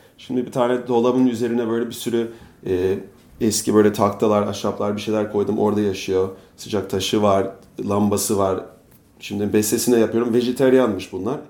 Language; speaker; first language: Turkish; non-native, fluent; English